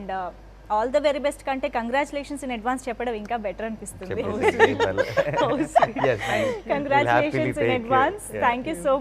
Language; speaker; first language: Telugu; native; Telugu